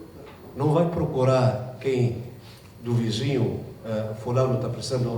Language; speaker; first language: Portuguese; non-native, fluent; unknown